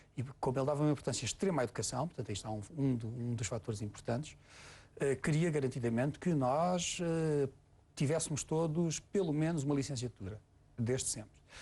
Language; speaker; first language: Portuguese; native; Portuguese